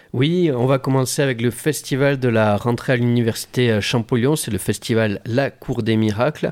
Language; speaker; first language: French; native; French